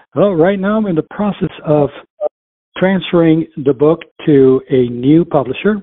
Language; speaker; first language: English; early bilingual, other home language; Spanish